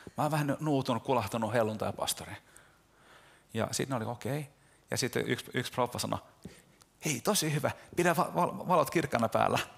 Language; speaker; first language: Finnish; early bilingual, heritage; Finnish